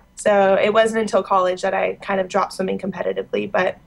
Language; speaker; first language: English; native; English